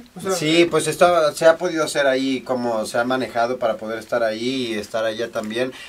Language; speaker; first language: Spanish; native; Spanish